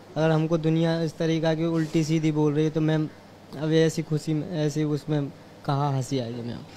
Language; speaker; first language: Hindi; native; Hindi